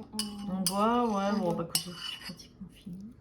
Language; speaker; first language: French; native; French